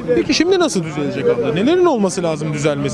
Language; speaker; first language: Turkish; native; Turkish